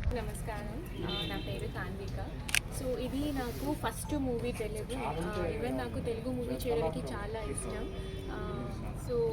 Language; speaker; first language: Telugu; non-native, learner; Hindi